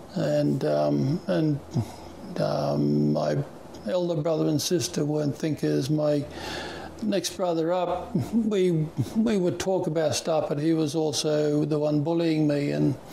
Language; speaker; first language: English; native; English